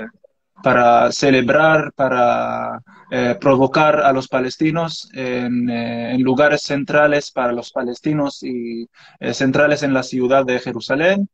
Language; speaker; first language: Spanish; non-native, learner; Arabic